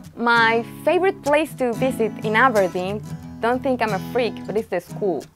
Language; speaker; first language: English; non-native, fluent; Spanish